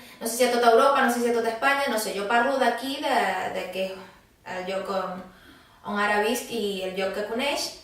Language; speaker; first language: Catalan; non-native, fluent; Spanish